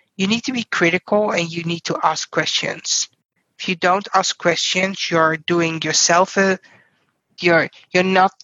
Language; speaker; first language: English; non-native, fluent; Dutch